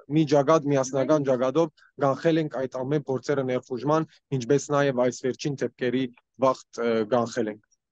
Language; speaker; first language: Armenian; early bilingual, heritage; Armenian